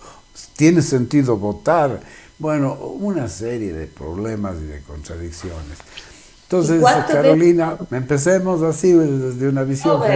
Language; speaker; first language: Spanish; native; Spanish